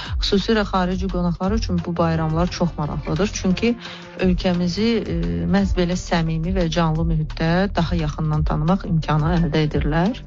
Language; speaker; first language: Azerbaijani; native; Azerbaijani